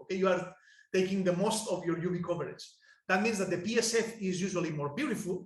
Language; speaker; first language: English; non-native, fluent; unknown